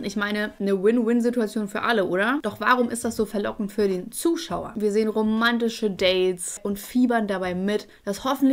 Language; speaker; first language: German; native; German